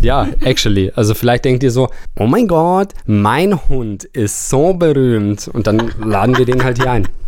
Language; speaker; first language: German; native; German